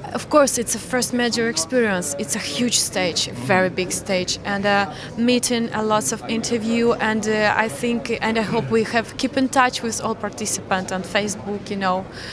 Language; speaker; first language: English; non-native, learner; Ukrainian